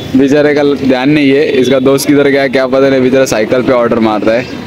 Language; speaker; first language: Hindi; non-native, local second language; Marathi